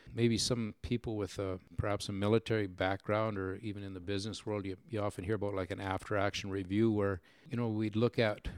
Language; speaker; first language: English; native; English